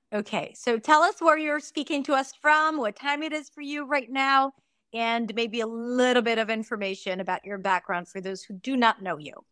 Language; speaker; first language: English; non-native, fluent; Hebrew